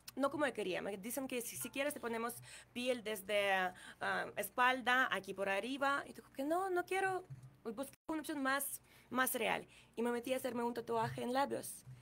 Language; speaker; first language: Spanish; non-native, learner; Ukrainian